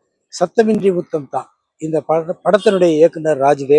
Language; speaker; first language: Tamil; native; Tamil